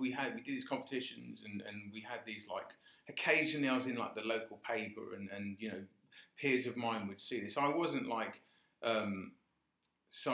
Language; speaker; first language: English; native; English